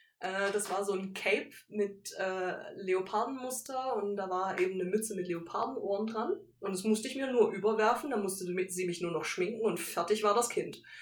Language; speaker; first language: German; native; German